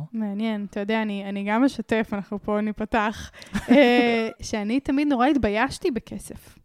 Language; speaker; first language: Hebrew; native; Hebrew